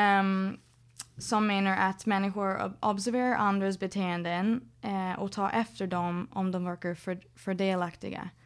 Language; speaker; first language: Swedish; non-native, fluent; English